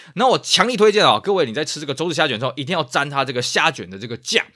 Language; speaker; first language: Chinese; native; Chinese